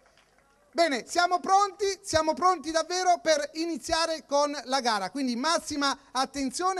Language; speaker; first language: Italian; native; Italian